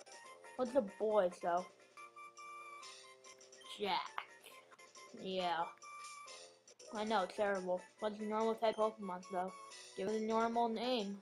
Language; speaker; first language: English; native; English